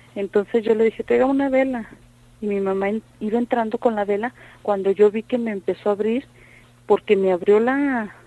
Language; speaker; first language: Spanish; native; Spanish